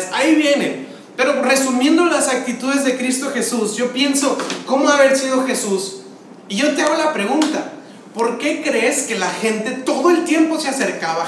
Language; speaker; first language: Spanish; native; Spanish